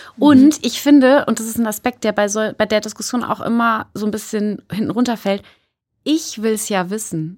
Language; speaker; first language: German; native; German